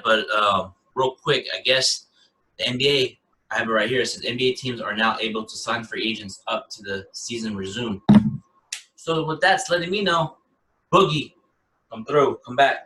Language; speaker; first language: English; native; English